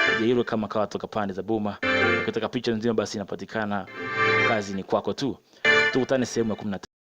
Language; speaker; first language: Swahili; native; Swahili